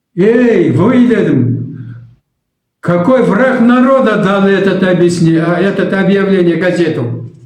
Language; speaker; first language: Russian; non-native, local second language; Kazakh